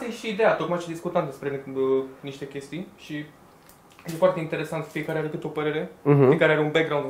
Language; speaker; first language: Romanian; native; Romanian